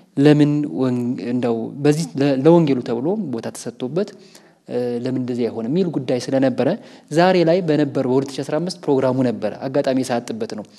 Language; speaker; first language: Amharic; native; Amharic